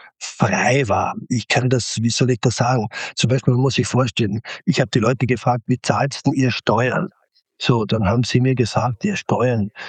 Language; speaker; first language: German; non-native, local second language; Slovenian